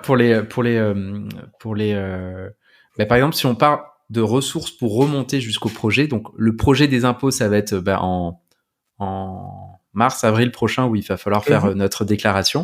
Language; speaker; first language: French; native; French